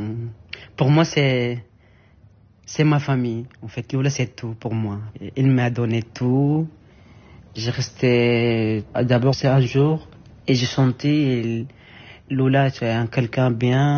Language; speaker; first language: French; non-native, learner; Arabic